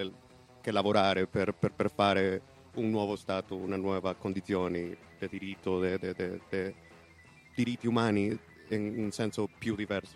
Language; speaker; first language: Italian; non-native, learner; Spanish